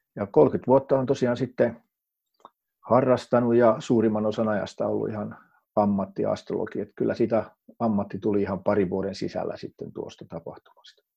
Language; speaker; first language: Finnish; native; Finnish